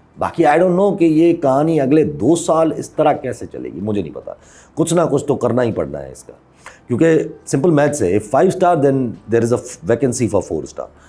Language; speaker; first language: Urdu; non-native, local second language; Sindhi